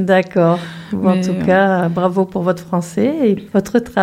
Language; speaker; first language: French; native; French